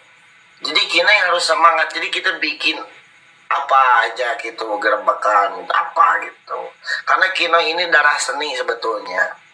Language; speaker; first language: Indonesian; non-native, local second language; Sundanese